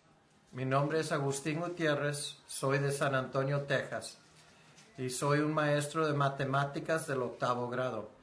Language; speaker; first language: Spanish; early bilingual, heritage; Spanish